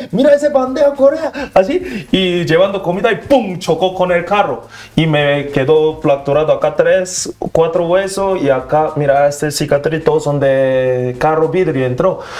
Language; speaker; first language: Spanish; non-native, learner; Korean